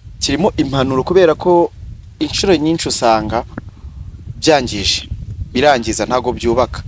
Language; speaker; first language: Kinyarwanda; native; Kinyarwanda